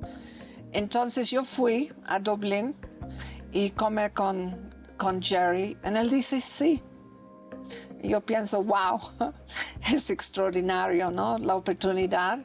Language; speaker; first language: Spanish; non-native, learner; English